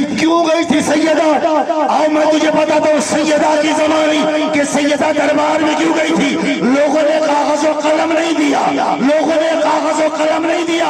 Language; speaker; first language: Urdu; non-native, local second language; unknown